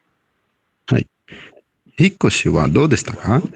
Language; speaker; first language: Japanese; non-native, learner; Bangla